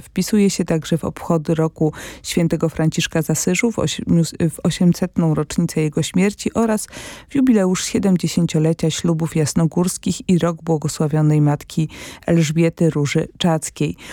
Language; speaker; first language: Polish; native; Polish